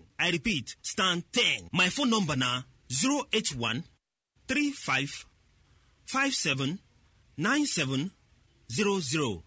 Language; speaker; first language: Nigerian Pidgin; native; Nigerian Pidgin